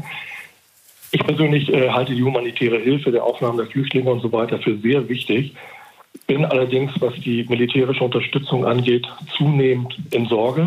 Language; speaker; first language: German; native; German